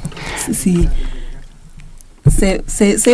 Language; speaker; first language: Spanish; non-native, learner; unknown